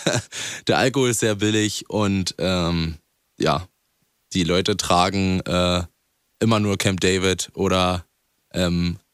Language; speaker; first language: German; native; German